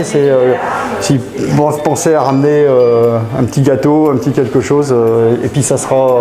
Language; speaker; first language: French; native; French